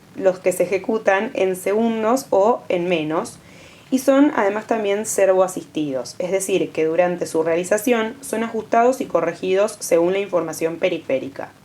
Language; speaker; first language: Spanish; native; Spanish